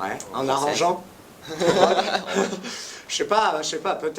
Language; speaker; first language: French; early bilingual, heritage; French